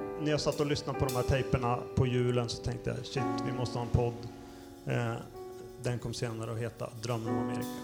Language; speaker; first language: Swedish; native; Swedish